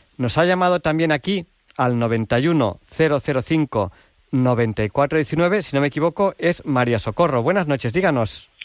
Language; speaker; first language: Spanish; native; Spanish